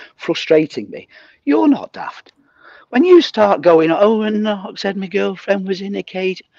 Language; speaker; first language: English; native; English